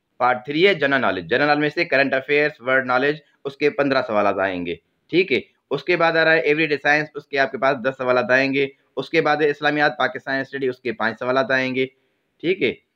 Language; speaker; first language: Urdu; non-native, local second language; Sindhi